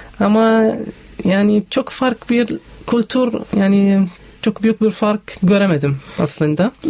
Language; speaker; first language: Turkish; non-native, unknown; Arabic